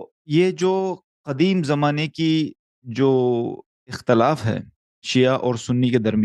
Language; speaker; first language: Hindi; early bilingual, heritage; Urdu